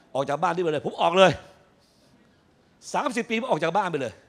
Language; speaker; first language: Thai; native; Thai